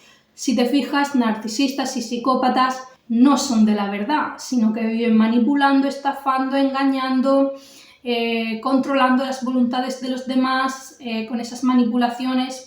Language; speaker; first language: Spanish; native; Spanish